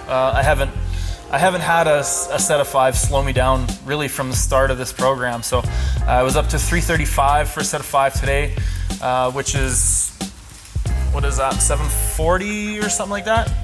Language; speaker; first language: English; native; English